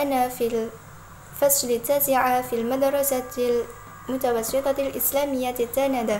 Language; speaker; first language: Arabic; non-native, learner; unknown